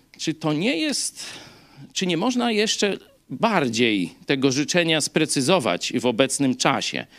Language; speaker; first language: Polish; native; Polish